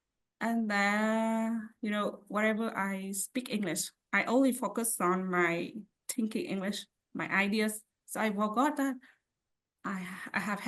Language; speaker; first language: English; non-native, learner; Vietnamese